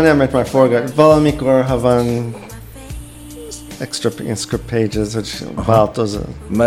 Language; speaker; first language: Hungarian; early bilingual, heritage; English